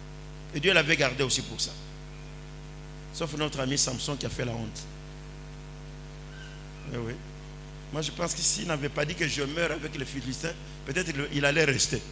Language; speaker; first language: French; non-native, local second language; Lingala